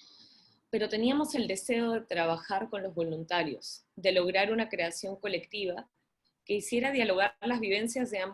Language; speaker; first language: Spanish; native; Spanish